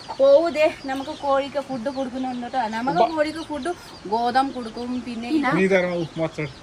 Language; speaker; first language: Malayalam; non-native, learner; Nepali